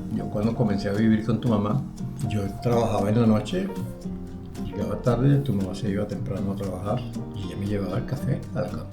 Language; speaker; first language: Spanish; native; Spanish